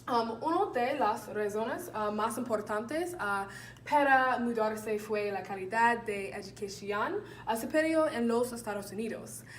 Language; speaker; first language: Spanish; non-native, learner; English